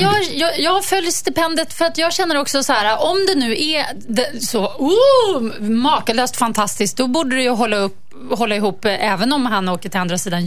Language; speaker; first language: Swedish; native; Swedish